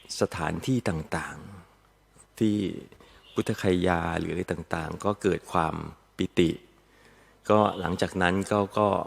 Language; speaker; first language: Thai; native; Thai